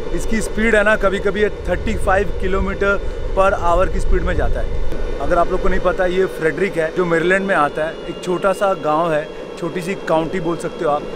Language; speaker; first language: Hindi; native; Hindi